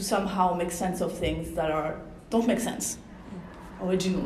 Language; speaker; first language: English; non-native, fluent; French